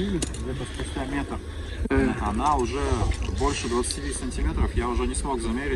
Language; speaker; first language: Russian; native; Russian